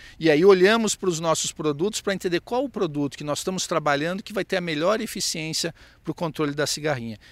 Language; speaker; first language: Portuguese; native; Portuguese